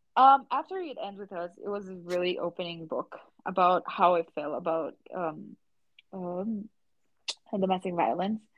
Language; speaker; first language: English; non-native, fluent; Portuguese